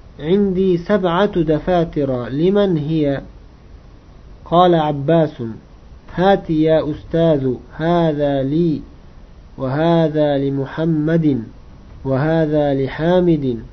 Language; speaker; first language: Arabic; non-native, fluent; Uzbek